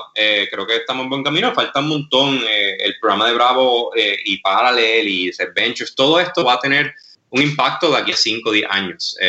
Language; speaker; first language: Spanish; native; Spanish